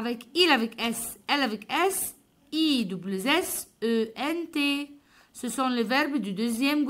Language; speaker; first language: French; non-native, fluent; Arabic